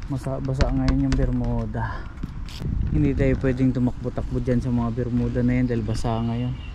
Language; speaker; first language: Filipino; native; Filipino